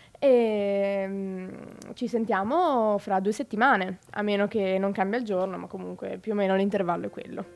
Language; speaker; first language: Italian; native; Italian